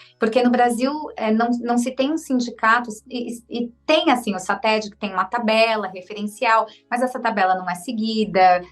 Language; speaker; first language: Portuguese; native; Portuguese